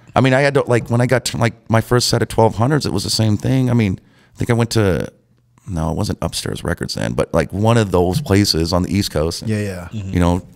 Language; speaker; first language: English; native; English